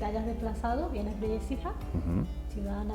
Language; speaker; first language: Spanish; native; Spanish